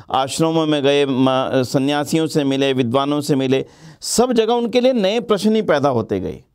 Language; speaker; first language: Hindi; native; Hindi